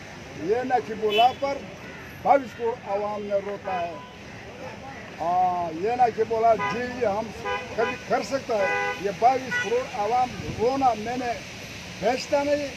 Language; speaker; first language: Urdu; non-native, local second language; Pashto